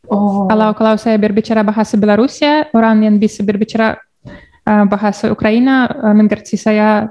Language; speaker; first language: Indonesian; non-native, learner; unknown